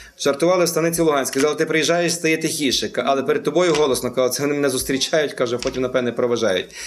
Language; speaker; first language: Ukrainian; native; Ukrainian